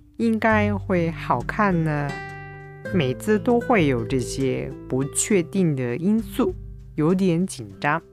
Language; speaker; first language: Chinese; non-native, fluent; Japanese